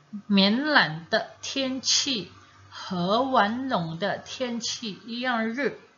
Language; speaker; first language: Chinese; non-native, fluent; Indonesian